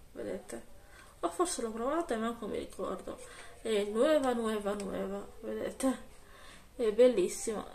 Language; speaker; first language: Italian; native; Italian